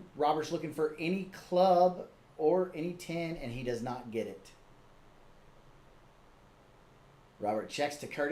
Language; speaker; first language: English; native; English